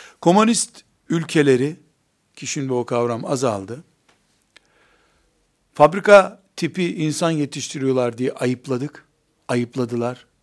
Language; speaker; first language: Turkish; native; Turkish